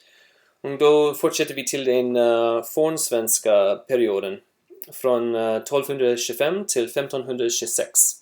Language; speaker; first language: Swedish; non-native, learner; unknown